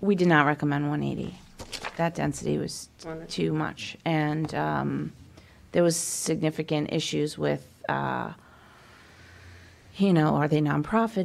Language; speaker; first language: English; native; English